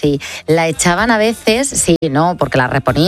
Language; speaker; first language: Spanish; native; Spanish